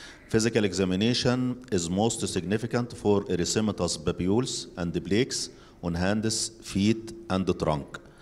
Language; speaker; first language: English; non-native, fluent; Arabic